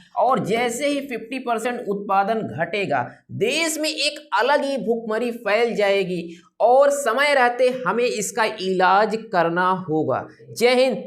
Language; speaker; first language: Hindi; native; Hindi